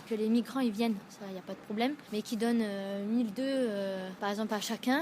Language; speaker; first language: French; native; French